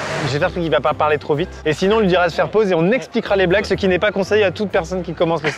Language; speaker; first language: French; native; French